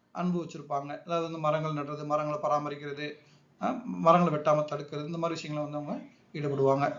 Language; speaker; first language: Tamil; native; Tamil